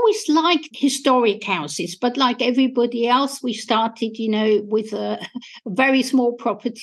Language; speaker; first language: English; non-native, fluent; German